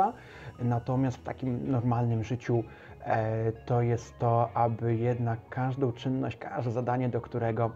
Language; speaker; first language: Polish; native; Polish